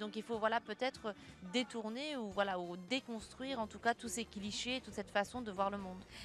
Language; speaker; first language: French; native; French